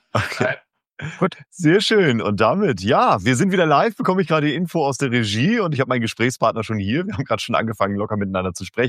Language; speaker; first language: German; native; German